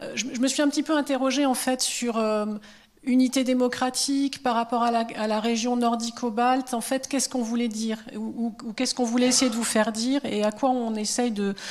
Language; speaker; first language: French; native; French